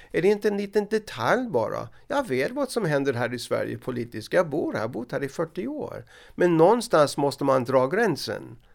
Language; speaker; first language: Swedish; non-native, fluent; English